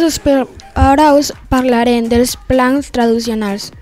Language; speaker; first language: Catalan; non-native, learner; Ukrainian